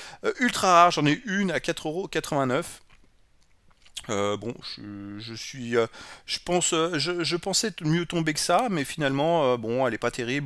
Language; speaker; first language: French; native; French